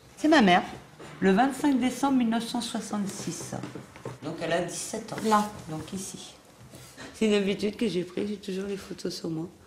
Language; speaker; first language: French; native; French